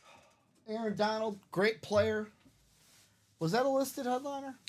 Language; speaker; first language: English; native; English